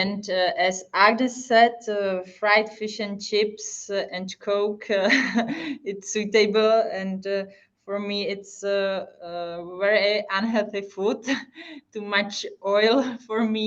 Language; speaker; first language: English; non-native, fluent; Hungarian